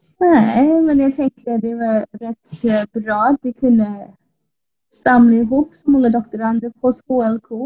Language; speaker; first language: Swedish; non-native, fluent; English